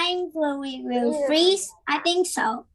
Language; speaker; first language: English; non-native, learner; Vietnamese